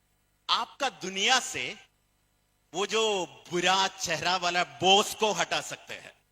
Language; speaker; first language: Hindi; non-native, fluent; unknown